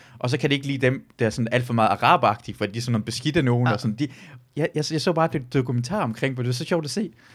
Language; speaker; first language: Danish; early bilingual, other home language; Persian